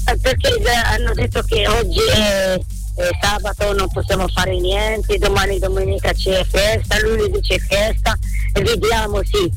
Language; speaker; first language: Italian; non-native, learner; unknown